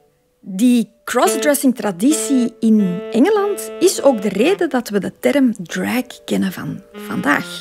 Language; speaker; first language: Dutch; native; Dutch